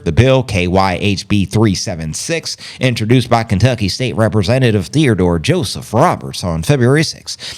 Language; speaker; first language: English; native; English